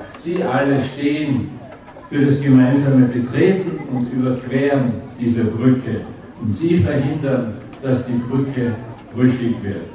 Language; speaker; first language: German; native; German